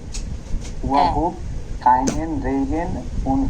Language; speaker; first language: German; non-native, learner; Bangla